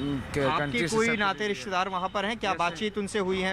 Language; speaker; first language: Hindi; native; Hindi